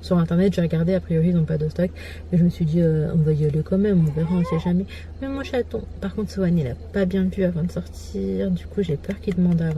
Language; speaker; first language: French; native; French